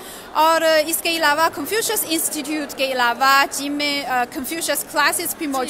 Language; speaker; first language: Hindi; non-native, fluent; Chinese